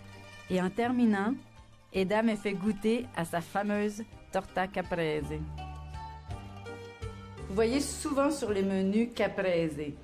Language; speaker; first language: French; native; French